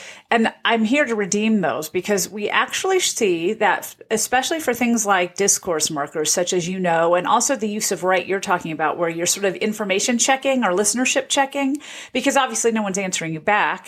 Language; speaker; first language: English; native; English